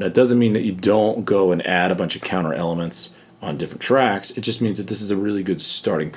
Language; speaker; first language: English; native; English